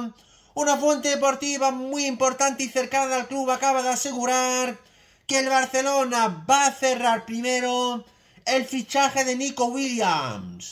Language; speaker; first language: Spanish; native; Spanish